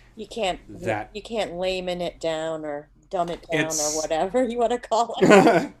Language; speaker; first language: English; early bilingual, other home language; Hindi